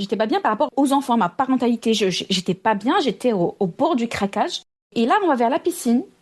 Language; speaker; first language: French; non-native, local second language; Arabic